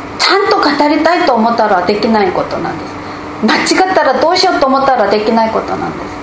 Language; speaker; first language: Japanese; non-native, fluent; Korean